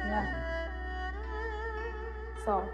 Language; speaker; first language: English; non-native, learner; Chinese